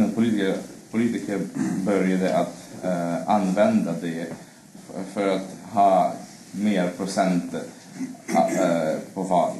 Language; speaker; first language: Swedish; non-native, fluent; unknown